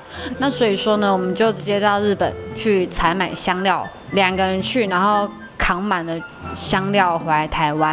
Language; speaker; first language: Chinese; native; Chinese